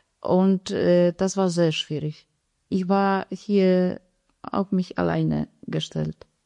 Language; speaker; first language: German; non-native, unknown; Polish